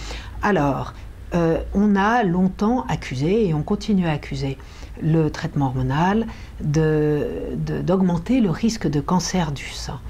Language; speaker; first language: French; native; French